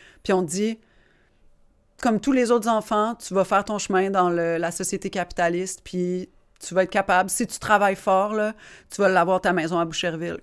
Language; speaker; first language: French; native; French